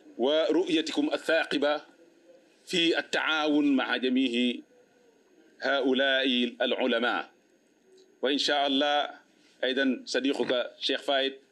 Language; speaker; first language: Arabic; non-native, fluent; Wolof